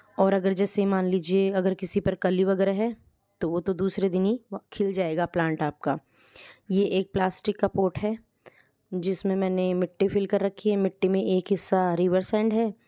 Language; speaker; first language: Hindi; native; Hindi